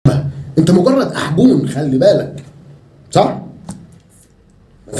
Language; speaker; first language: Arabic; native; Arabic